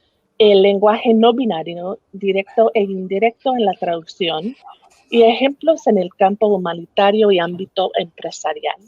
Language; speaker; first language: Spanish; non-native, fluent; English